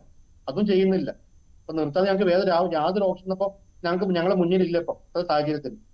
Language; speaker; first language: Malayalam; native; Malayalam